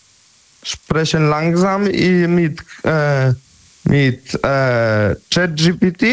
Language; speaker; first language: German; non-native, learner; Polish